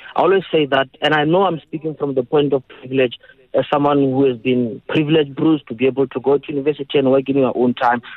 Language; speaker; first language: English; non-native, local second language; Northern Sotho